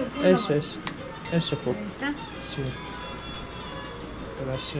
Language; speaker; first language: Spanish; non-native, learner; Turkish